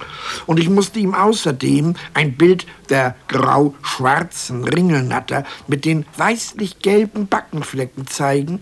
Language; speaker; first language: German; native; German